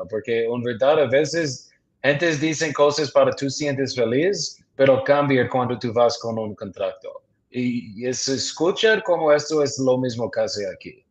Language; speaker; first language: Spanish; non-native, learner; English